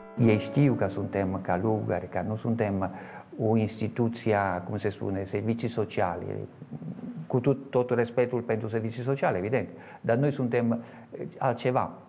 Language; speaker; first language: Romanian; non-native, fluent; Italian